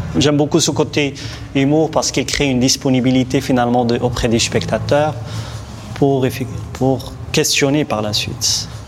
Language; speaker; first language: French; non-native, local second language; Arabic